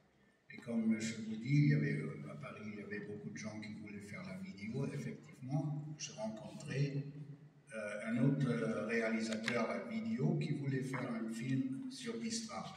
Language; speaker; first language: French; non-native, fluent; German